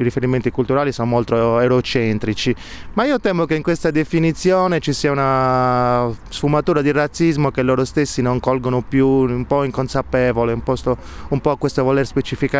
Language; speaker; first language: Italian; native; Italian